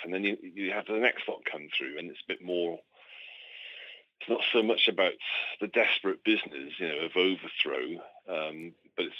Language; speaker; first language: English; native; English